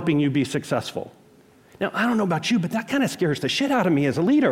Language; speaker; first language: English; native; English